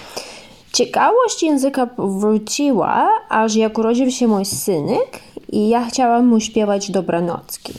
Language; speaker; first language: Polish; early bilingual, heritage; Ukrainian